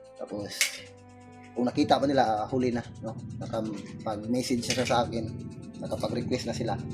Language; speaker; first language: Filipino; non-native, local second language; Cebuano